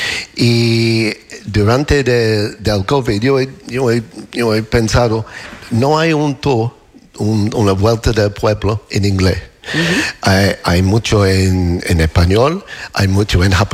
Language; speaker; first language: Spanish; non-native, fluent; English